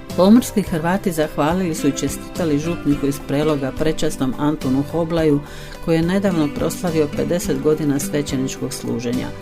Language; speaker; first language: Bosnian; early bilingual, heritage; Croatian